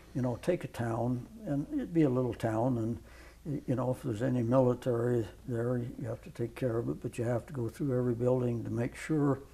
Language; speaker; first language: English; native; English